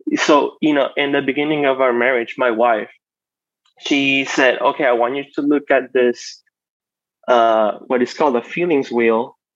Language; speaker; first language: English; non-native, fluent; Spanish